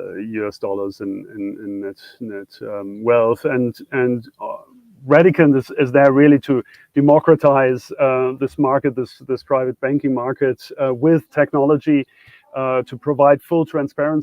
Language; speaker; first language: English; non-native, fluent; German